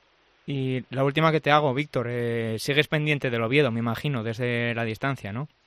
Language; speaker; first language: Spanish; native; Spanish